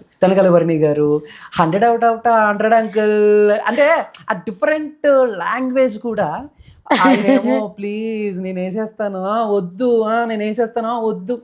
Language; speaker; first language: Telugu; native; Telugu